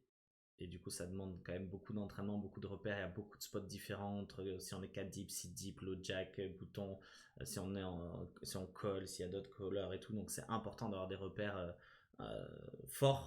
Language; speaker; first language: French; native; French